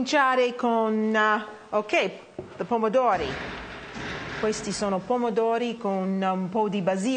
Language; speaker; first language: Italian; non-native, learner; English